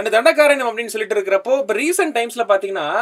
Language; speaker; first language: Tamil; native; Tamil